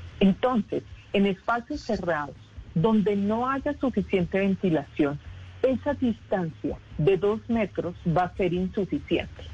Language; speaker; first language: Spanish; native; Spanish